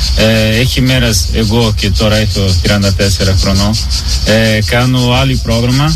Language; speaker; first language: Greek; non-native, learner; Portuguese